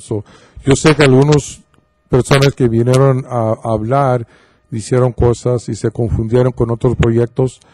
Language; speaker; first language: Spanish; early bilingual, heritage; Spanish